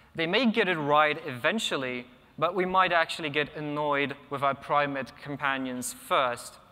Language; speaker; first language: English; non-native, fluent; Polish